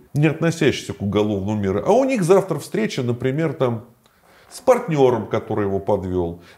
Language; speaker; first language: Russian; native; Russian